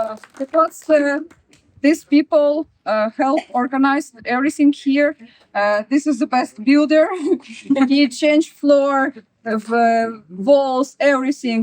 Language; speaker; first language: English; non-native, learner; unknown